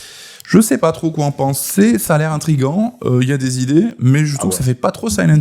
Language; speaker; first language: French; native; French